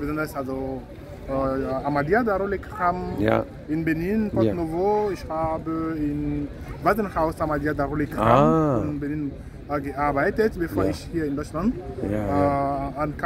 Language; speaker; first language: German; non-native, fluent; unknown